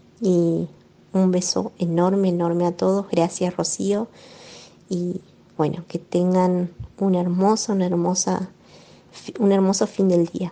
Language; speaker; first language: Spanish; native; Spanish